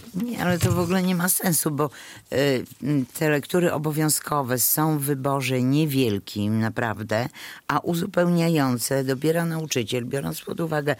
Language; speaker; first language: Polish; native; Polish